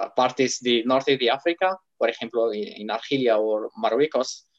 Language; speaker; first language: English; non-native, fluent; Arabic